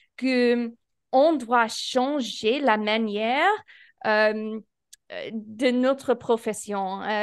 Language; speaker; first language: French; non-native, fluent; English